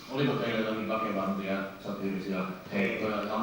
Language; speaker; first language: Finnish; native; Finnish